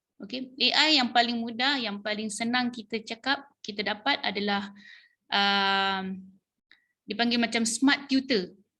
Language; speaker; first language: Malay; native; Malay